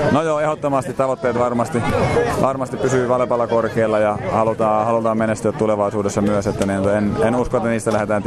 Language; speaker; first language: Finnish; native; Finnish